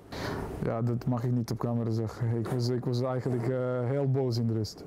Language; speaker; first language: Dutch; non-native, fluent; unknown